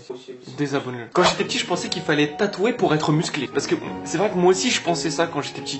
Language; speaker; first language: French; native; French